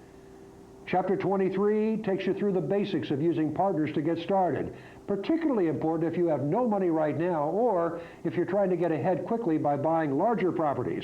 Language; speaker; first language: English; native; English